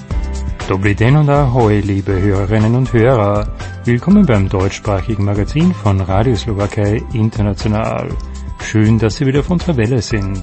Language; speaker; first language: German; native; German